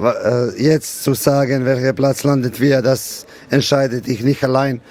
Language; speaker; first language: German; non-native, learner; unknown